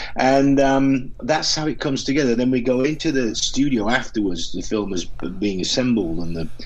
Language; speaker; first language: English; native; English